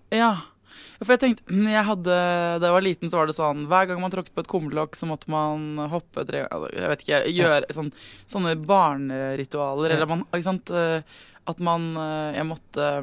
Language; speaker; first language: Norwegian; native; Norwegian